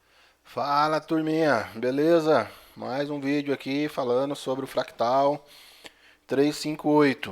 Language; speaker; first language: Portuguese; native; Portuguese